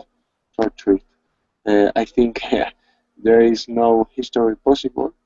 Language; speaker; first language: English; non-native, learner; Spanish